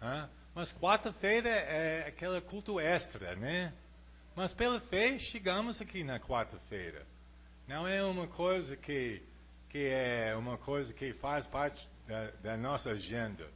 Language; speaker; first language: Portuguese; non-native, fluent; English